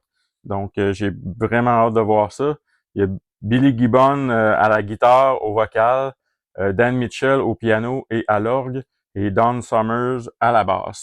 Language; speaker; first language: French; native; French